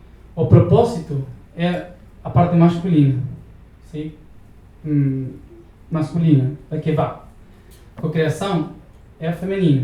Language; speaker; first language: Portuguese; non-native, learner; Spanish